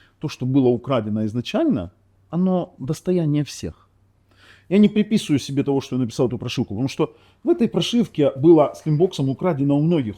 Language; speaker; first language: Russian; non-native, local second language; Ukrainian